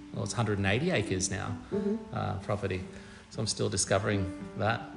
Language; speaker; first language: English; native; English